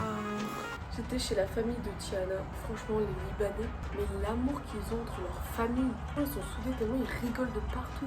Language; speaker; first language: French; native; French